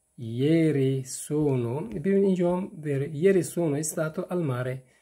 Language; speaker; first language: Italian; non-native, fluent; Persian